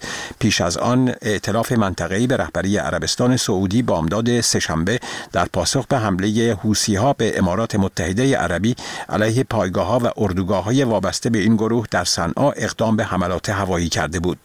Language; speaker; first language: Persian; native; Persian